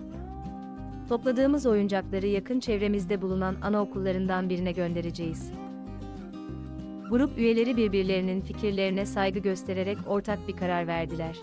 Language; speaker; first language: Turkish; native; Turkish